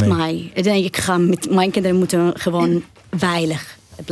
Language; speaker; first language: Dutch; non-native, learner; Arabic